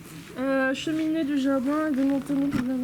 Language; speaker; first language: French; native; French